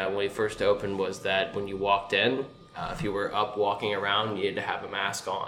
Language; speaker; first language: English; native; English